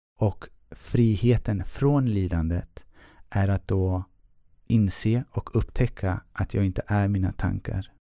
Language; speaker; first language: Swedish; early bilingual, other home language; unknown